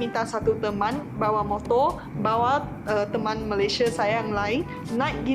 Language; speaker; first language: Indonesian; non-native, fluent; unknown